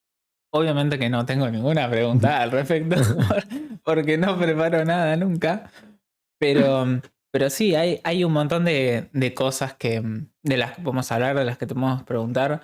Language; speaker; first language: Spanish; native; Spanish